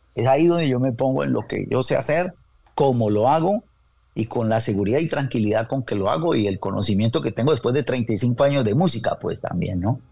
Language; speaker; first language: Spanish; native; Spanish